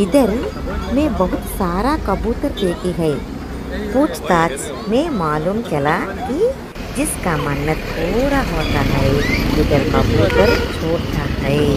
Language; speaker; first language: Hindi; non-native, local second language; Telugu